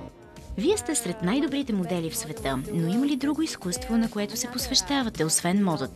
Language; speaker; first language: Bulgarian; native; Bulgarian